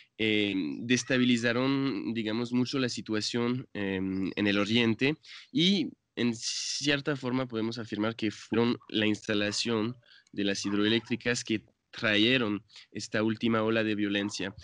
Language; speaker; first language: Spanish; non-native, fluent; French